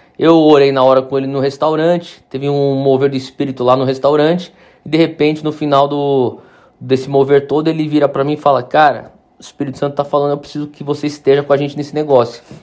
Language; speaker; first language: Portuguese; native; Portuguese